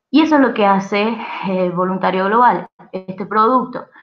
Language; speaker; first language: Spanish; native; Spanish